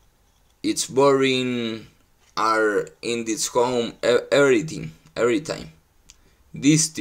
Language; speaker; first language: English; non-native, learner; Spanish